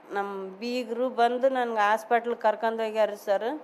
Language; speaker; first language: Kannada; native; Kannada